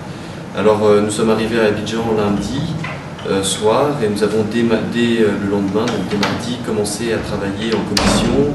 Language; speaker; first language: French; native; French